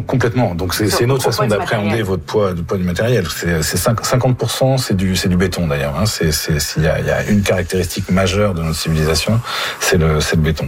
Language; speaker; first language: French; native; French